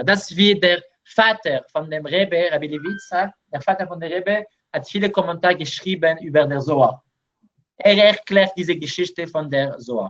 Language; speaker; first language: German; non-native, learner; Hebrew